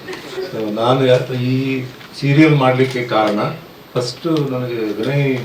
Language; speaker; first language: Kannada; early bilingual, other home language; Tulu